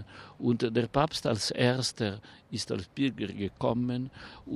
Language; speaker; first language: German; non-native, fluent; Italian